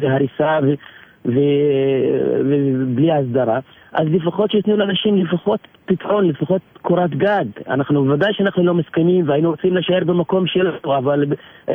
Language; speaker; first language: Hebrew; native; Hebrew